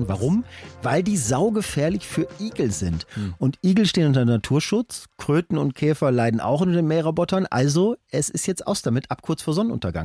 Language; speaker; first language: German; native; German